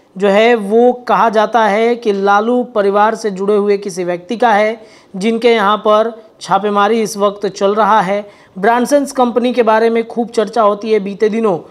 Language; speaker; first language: Hindi; native; Hindi